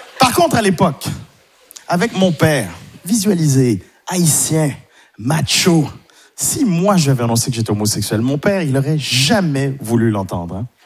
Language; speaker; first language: French; non-native, local second language; Haitian Creole